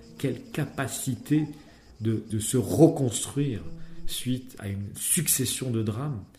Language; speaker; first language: French; non-native, local second language; Arabic